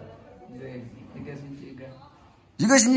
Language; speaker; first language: Chinese; non-native, learner; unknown